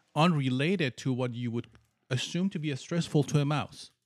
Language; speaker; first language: English; non-native, fluent; Persian